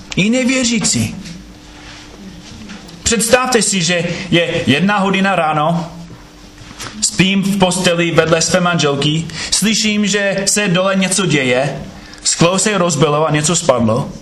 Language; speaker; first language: Czech; non-native, fluent; English